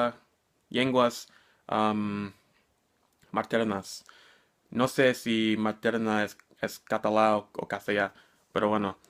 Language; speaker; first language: Catalan; non-native, learner; English